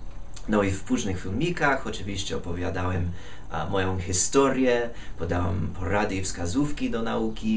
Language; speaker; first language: Polish; non-native, fluent; English